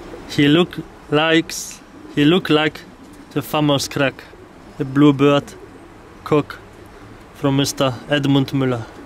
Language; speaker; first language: English; non-native, learner; Polish